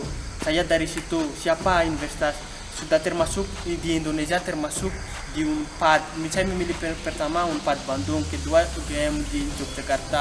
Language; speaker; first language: Indonesian; non-native, learner; Malagasy